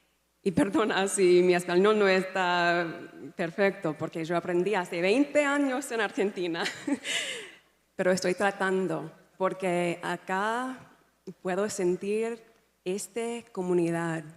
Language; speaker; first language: Spanish; non-native, fluent; English